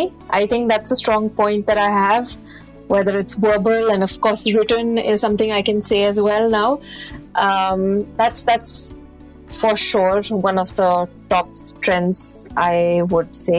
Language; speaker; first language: English; non-native, local second language; Punjabi